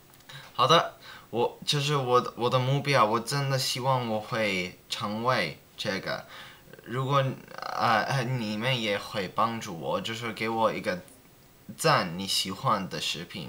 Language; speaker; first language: Chinese; non-native, learner; English